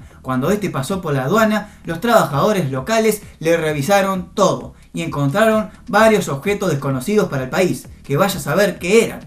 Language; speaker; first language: Spanish; native; Spanish